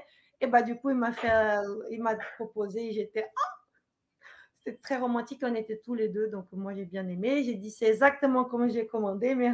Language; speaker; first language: French; non-native, fluent; Portuguese